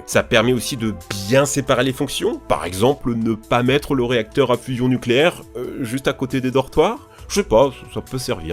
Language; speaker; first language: French; native; French